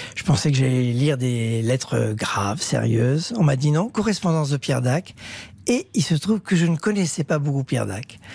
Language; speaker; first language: French; native; French